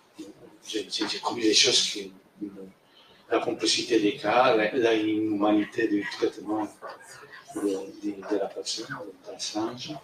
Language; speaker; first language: French; non-native, fluent; Spanish